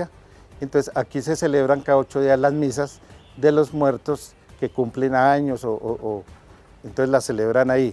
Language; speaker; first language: Spanish; native; Spanish